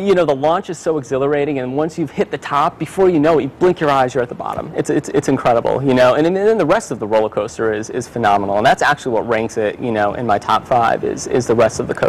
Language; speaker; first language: English; native; English